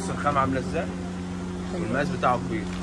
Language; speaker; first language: Arabic; native; Arabic